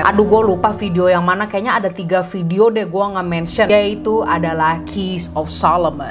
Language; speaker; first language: Indonesian; native; Indonesian